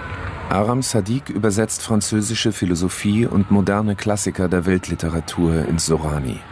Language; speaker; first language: German; native; German